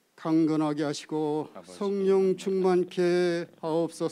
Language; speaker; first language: Korean; native; Korean